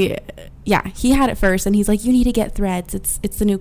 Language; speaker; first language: English; early bilingual, other home language; Spanish